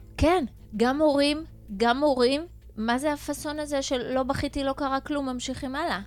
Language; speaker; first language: Hebrew; native; Hebrew